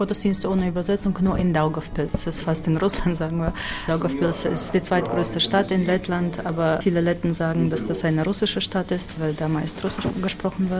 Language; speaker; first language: German; non-native, fluent; Russian